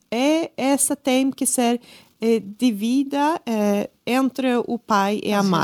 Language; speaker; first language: Portuguese; non-native, learner; Swedish